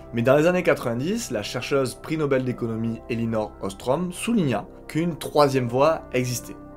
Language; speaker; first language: French; native; French